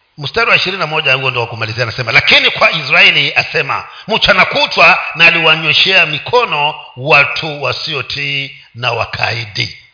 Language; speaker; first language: Swahili; non-native, local second language; Giryama